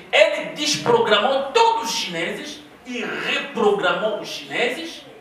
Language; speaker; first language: Portuguese; non-native, local second language; Kongo